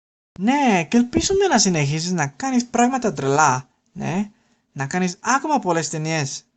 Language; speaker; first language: Greek; non-native, learner; Spanish